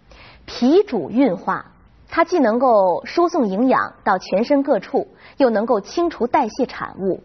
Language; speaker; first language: Chinese; native; Chinese